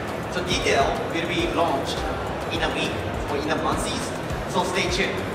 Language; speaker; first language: English; non-native, fluent; Japanese